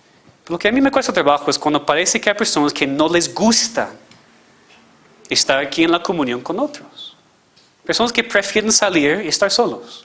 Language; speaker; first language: Spanish; non-native, fluent; English